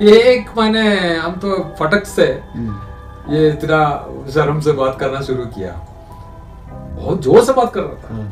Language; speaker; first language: Hindi; non-native, local second language; Malayalam